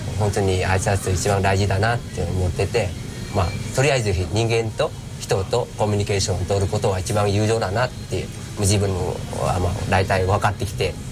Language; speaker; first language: Japanese; non-native, fluent; Vietnamese